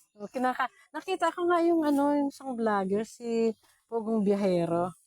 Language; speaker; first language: Filipino; non-native, local second language; Cebuano